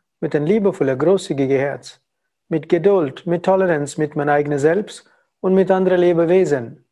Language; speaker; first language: German; non-native, learner; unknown